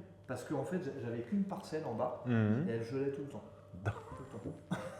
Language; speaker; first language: French; native; French